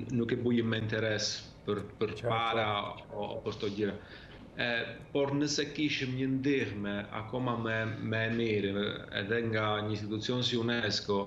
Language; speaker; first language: Albanian; early bilingual, heritage; Albanian